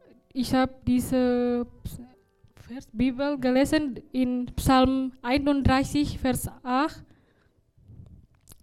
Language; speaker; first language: German; non-native, learner; Indonesian